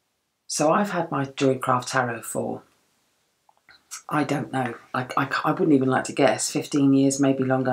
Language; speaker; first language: English; native; English